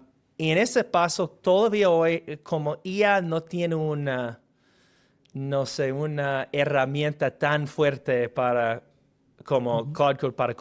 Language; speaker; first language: Spanish; non-native, fluent; English